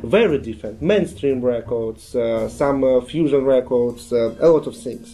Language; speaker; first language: English; non-native, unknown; Russian